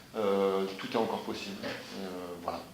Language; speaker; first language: French; native; French